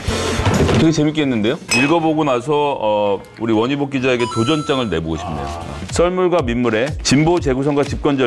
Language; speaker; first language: Korean; native; Korean